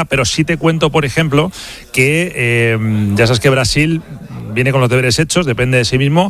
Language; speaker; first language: Spanish; native; Spanish